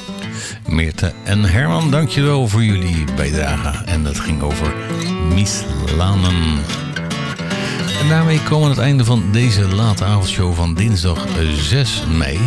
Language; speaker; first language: Dutch; native; Dutch